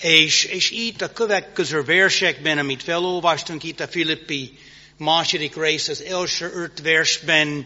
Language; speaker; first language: Hungarian; non-native, fluent; English